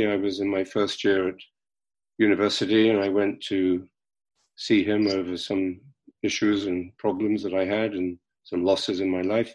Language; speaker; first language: English; native; English